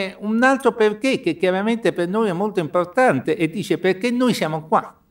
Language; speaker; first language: Italian; native; Italian